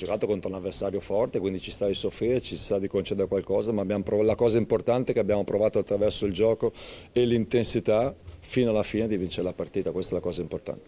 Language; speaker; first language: Italian; native; Italian